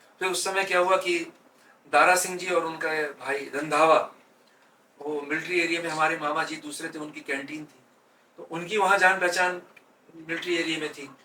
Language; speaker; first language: Hindi; native; Hindi